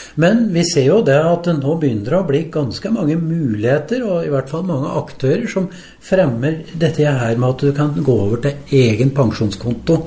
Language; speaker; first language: Norwegian; native; Norwegian